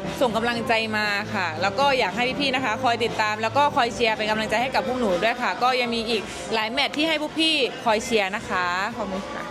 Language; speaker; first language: Thai; native; Thai